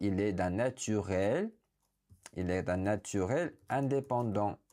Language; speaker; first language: French; non-native, fluent; Korean